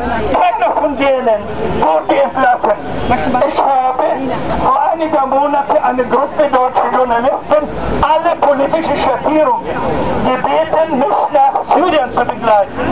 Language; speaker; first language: German; non-native, fluent; Arabic